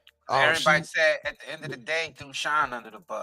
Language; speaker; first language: English; native; English